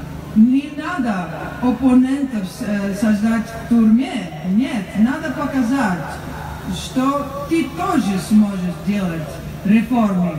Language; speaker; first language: Russian; non-native, learner; Dutch